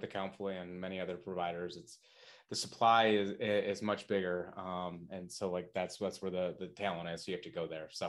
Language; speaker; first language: English; native; English